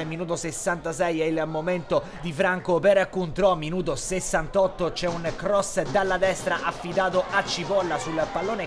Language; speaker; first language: Italian; native; Italian